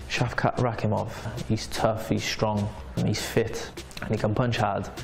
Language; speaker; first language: English; native; English